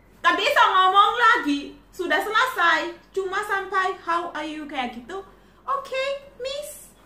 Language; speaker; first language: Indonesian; non-native, fluent; Shona